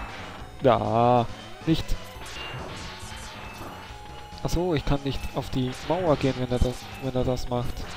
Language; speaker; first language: German; native; German